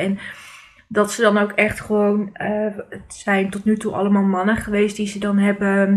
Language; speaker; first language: Dutch; native; Dutch